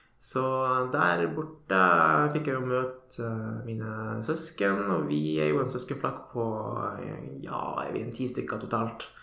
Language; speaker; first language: Norwegian; native; Norwegian